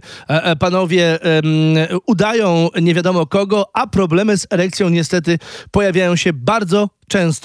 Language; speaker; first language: Polish; native; Polish